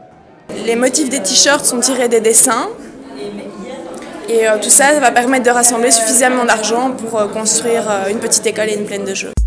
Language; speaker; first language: French; native; French